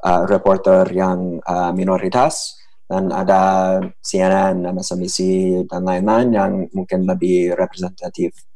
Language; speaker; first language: Indonesian; non-native, fluent; English